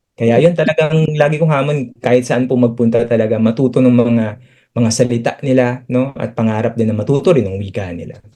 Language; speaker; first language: Filipino; native; Filipino